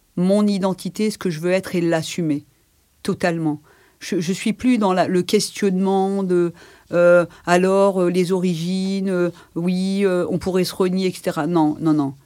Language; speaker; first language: French; native; French